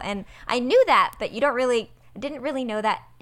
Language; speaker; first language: English; early bilingual, other home language; Persian